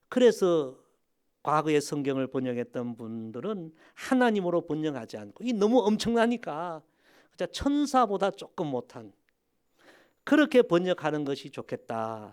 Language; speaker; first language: Korean; native; Korean